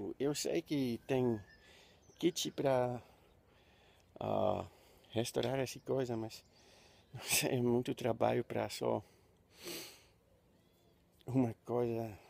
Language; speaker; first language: Portuguese; non-native, learner; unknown